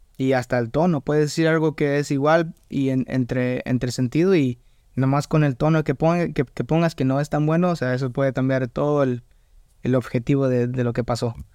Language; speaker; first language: Spanish; early bilingual, heritage; Spanish